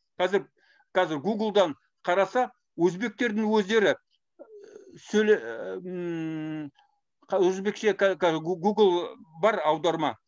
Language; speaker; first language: Kazakh; non-native, fluent; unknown